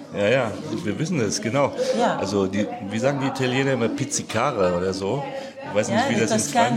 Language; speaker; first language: German; native; German